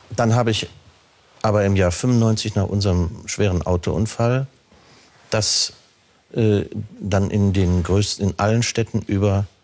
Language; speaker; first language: German; native; German